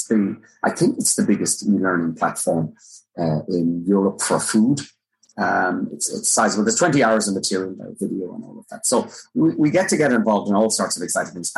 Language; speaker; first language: English; native; English